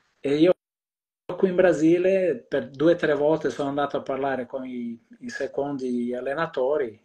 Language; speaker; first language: Italian; non-native, fluent; Portuguese